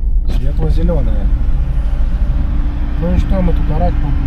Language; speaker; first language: Russian; native; Russian